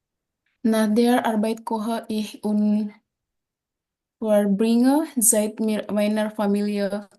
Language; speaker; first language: German; non-native, learner; Indonesian